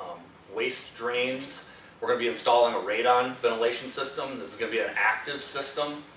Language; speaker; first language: English; native; English